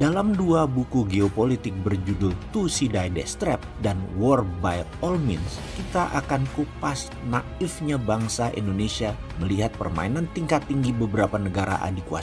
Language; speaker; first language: Indonesian; native; Indonesian